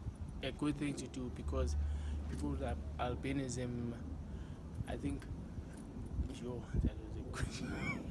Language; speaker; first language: English; non-native, local second language; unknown